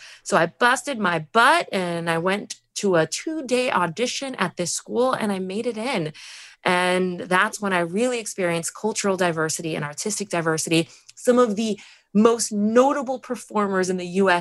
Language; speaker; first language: English; early bilingual, other home language; Spanish